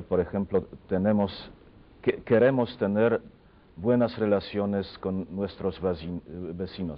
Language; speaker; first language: Spanish; non-native, fluent; Polish